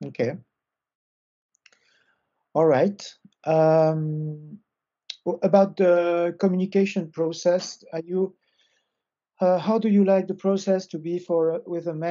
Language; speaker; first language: English; non-native, fluent; French